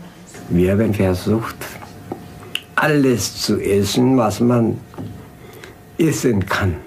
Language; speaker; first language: German; non-native, fluent; Korean